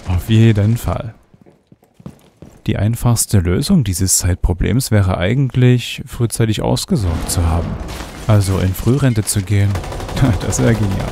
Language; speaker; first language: German; native; German